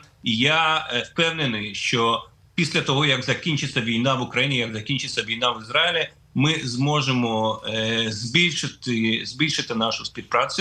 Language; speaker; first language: Ukrainian; non-native, fluent; Russian